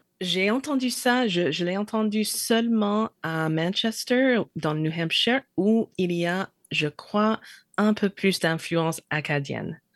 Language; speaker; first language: French; non-native, fluent; English